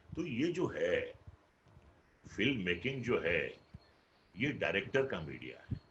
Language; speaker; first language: Hindi; native; Hindi